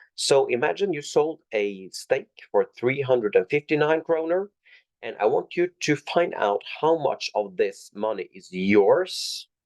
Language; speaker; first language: English; non-native, fluent; Norwegian